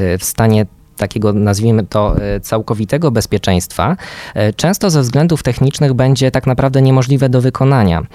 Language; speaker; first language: Polish; native; Polish